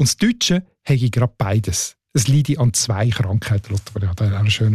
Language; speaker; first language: German; native; German